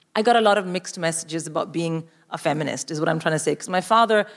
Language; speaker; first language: English; non-native, local second language; Hindi